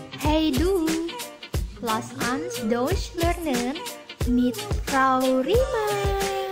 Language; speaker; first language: German; non-native, fluent; Indonesian